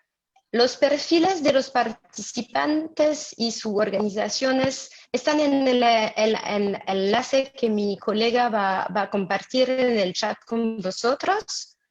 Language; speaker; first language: Spanish; non-native, fluent; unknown